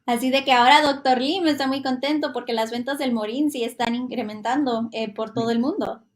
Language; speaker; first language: Spanish; non-native, fluent; Hungarian